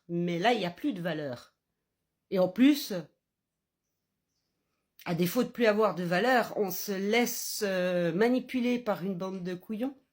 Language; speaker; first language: French; native; French